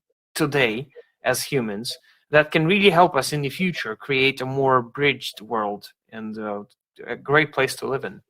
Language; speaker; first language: English; non-native, fluent; Russian